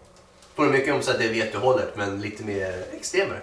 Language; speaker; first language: Swedish; native; Swedish